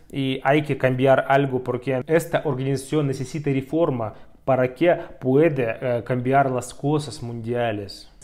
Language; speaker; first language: Spanish; non-native, fluent; Russian